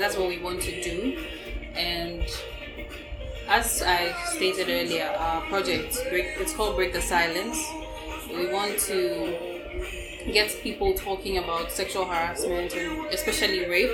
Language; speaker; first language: English; non-native, local second language; Ewe